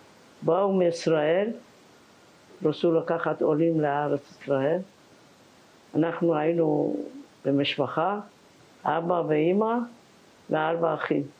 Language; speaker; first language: Hebrew; non-native, fluent; Persian